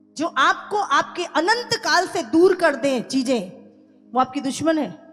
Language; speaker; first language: Hindi; native; Hindi